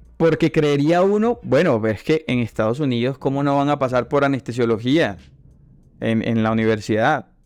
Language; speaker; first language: Spanish; native; Spanish